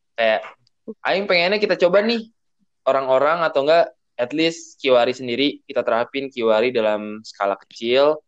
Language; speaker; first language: Indonesian; native; Indonesian